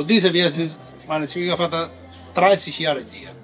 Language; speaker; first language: German; non-native, learner; Italian